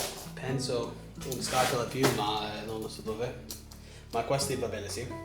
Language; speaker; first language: Italian; non-native, learner; English